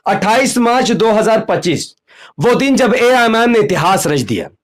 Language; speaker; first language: Hindi; native; Hindi